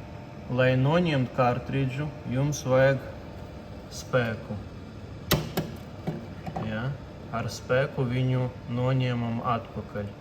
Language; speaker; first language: Latvian; non-native, local second language; Russian